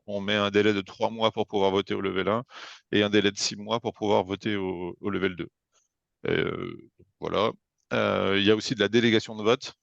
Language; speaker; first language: French; native; French